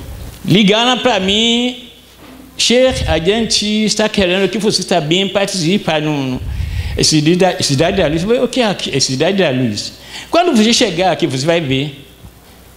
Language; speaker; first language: Portuguese; non-native, fluent; Arabic